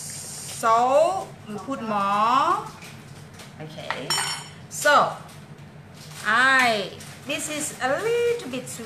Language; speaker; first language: English; non-native, learner; Thai